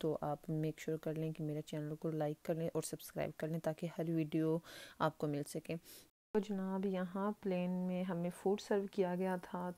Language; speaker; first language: Urdu; non-native, local second language; Punjabi